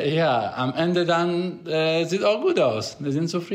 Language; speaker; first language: German; non-native, fluent; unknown